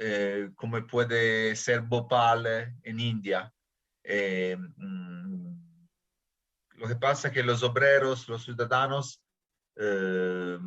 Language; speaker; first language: Spanish; non-native, fluent; Italian